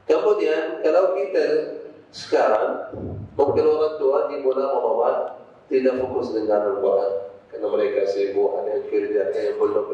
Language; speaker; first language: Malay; non-native, fluent; Arabic